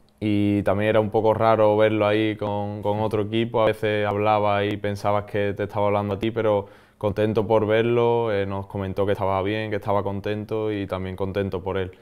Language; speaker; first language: Spanish; native; Spanish